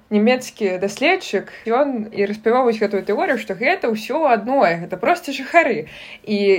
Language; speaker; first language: Belarusian; non-native, local second language; Russian